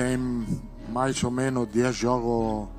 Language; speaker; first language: Portuguese; non-native, learner; Italian